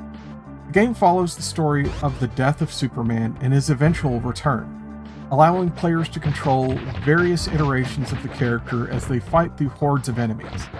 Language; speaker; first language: English; native; English